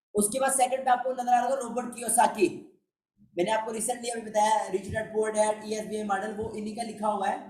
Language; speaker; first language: Urdu; non-native, local second language; Punjabi